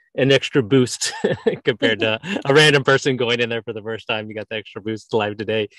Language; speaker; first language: English; native; English